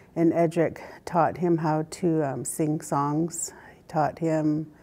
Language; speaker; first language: English; native; English